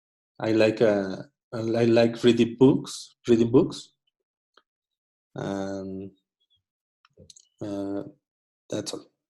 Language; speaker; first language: English; non-native, learner; Spanish